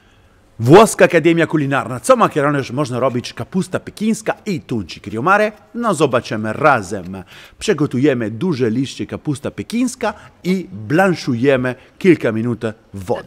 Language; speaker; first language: Polish; non-native, learner; Italian